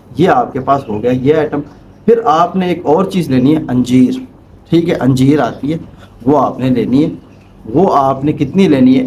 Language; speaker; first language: Urdu; non-native, local second language; Punjabi